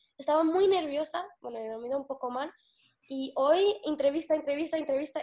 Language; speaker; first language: Spanish; non-native, fluent; Arabic